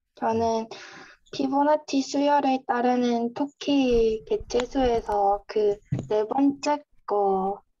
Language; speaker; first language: Korean; non-native, fluent; Vietnamese